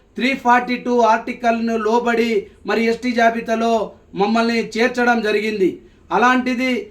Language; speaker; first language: Telugu; non-native, local second language; Lambadi